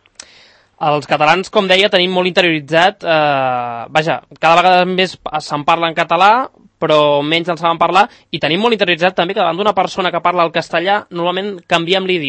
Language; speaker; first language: Catalan; native; Catalan